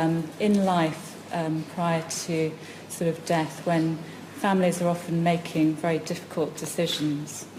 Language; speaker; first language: English; native; English